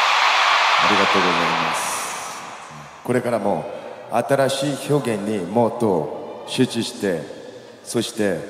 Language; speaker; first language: Japanese; non-native, fluent; Korean